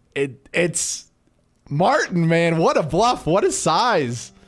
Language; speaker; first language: English; native; English